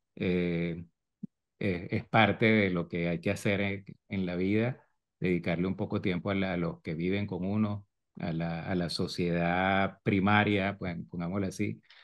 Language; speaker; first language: Spanish; native; Spanish